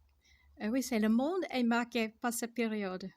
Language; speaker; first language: French; non-native, fluent; English